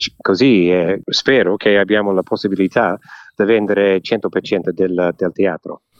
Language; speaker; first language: Italian; early bilingual, heritage; English